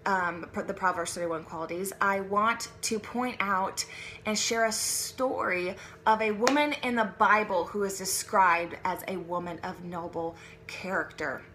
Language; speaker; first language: English; native; English